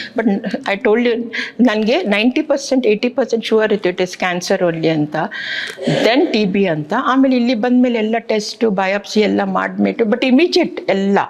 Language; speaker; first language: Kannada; non-native, local second language; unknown